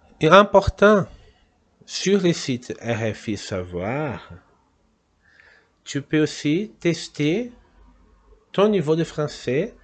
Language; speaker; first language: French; non-native, fluent; Portuguese